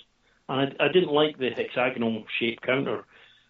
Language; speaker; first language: English; native; English